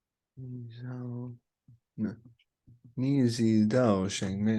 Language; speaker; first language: Chinese; non-native, learner; English